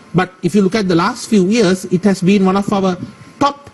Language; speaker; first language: English; non-native, local second language; Sinhala